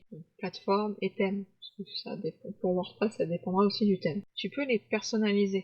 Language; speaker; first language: French; native; French